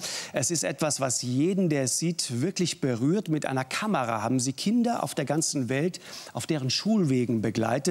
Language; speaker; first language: German; native; German